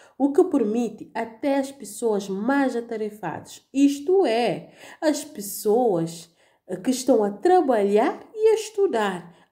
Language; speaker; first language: Portuguese; non-native, local second language; Kabuverdianu